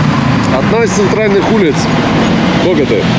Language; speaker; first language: Russian; native; Russian